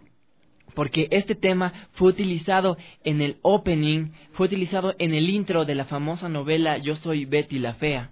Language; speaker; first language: Spanish; native; Spanish